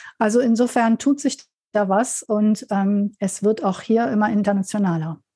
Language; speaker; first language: German; native; German